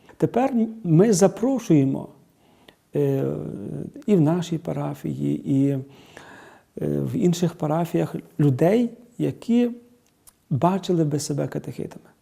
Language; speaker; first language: Ukrainian; native; Ukrainian